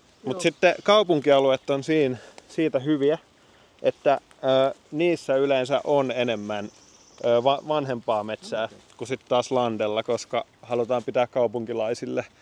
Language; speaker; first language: Finnish; native; Finnish